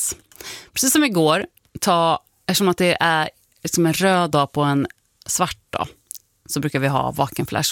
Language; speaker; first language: Swedish; native; Swedish